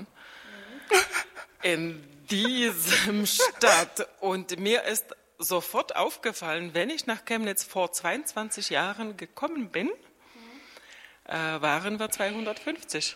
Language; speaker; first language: German; non-native, fluent; Czech